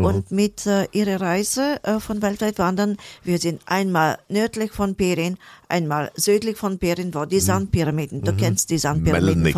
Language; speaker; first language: German; non-native, fluent; Bulgarian